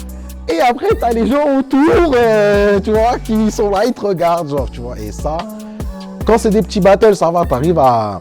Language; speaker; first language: French; native; French